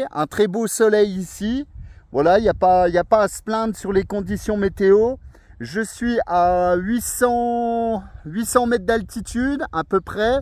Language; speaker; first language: French; native; French